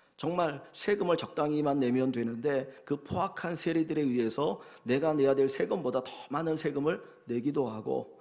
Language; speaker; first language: Korean; native; Korean